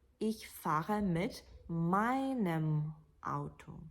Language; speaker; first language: German; non-native, fluent; Ukrainian